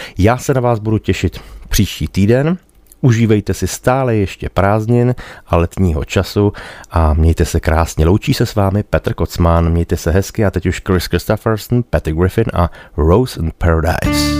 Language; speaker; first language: Czech; native; Czech